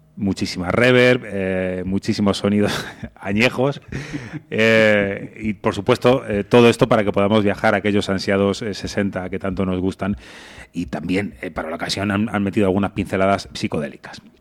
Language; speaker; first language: Spanish; native; Spanish